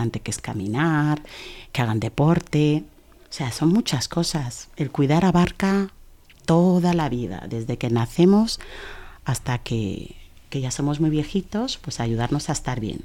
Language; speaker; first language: Spanish; early bilingual, other home language; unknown